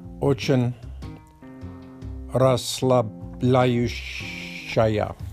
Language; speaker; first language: Russian; non-native, learner; English